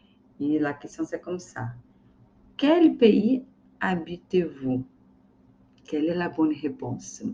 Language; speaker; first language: French; non-native, fluent; Portuguese